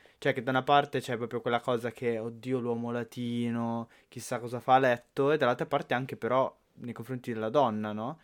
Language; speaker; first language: Italian; native; Italian